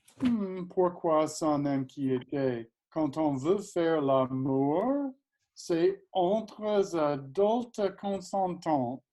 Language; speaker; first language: French; non-native, learner; English